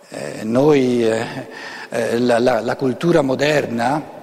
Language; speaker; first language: Italian; non-native, local second language; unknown